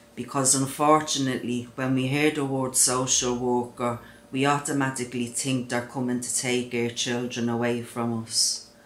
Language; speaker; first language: English; native; English